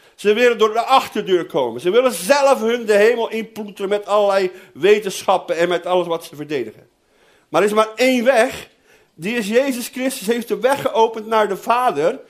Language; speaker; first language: Dutch; non-native, fluent; Portuguese